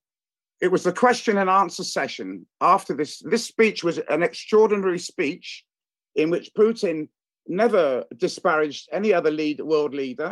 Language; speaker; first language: English; non-native, fluent; French